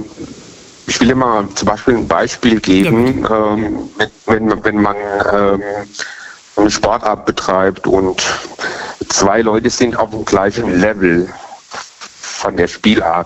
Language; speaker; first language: German; native; German